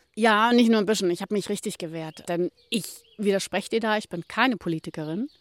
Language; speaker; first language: German; native; German